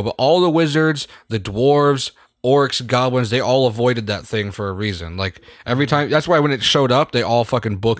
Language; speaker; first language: English; native; English